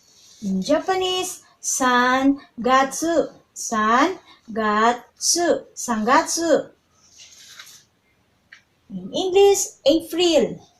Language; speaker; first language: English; non-native, local second language; Filipino